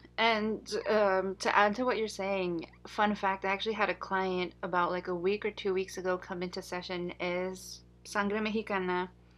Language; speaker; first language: English; early bilingual, other home language; Spanish